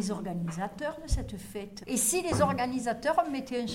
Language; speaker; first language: French; native; French